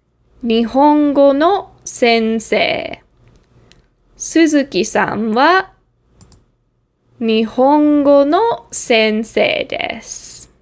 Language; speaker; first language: Japanese; non-native, fluent; English